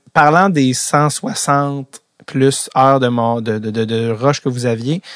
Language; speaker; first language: French; native; French